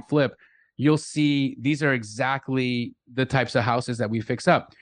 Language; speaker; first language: English; native; English